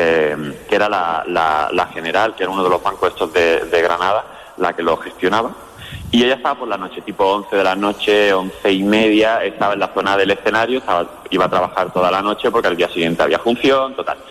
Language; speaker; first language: Spanish; native; Spanish